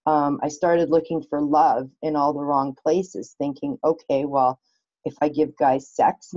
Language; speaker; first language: English; native; English